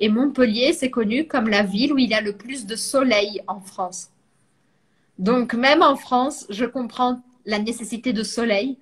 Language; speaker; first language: French; non-native, fluent; Portuguese